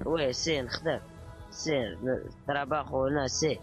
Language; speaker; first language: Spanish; non-native, learner; Arabic